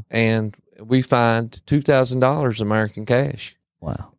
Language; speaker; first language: English; native; English